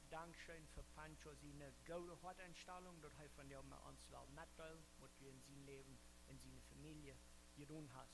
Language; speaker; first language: German; non-native, learner; Plautdietsch